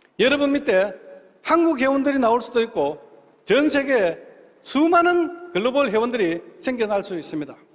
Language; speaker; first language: Korean; native; Korean